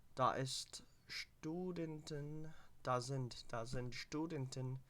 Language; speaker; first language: German; non-native, learner; English